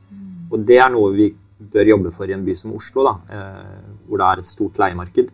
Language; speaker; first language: Norwegian; native; Norwegian